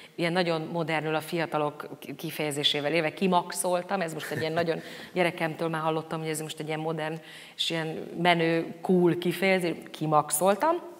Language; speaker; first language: Hungarian; native; Hungarian